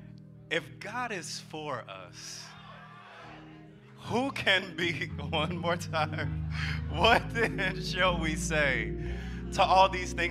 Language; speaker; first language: English; native; English